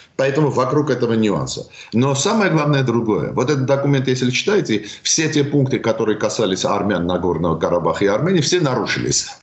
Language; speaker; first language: Russian; non-native, local second language; Armenian